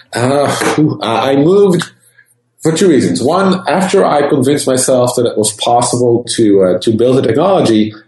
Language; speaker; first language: English; non-native, fluent; Dutch